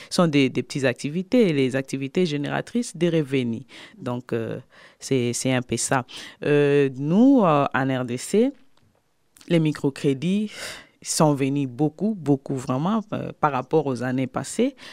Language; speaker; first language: French; non-native, local second language; Lingala